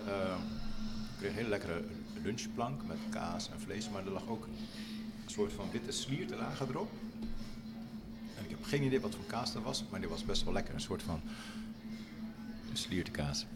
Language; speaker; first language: Dutch; native; Dutch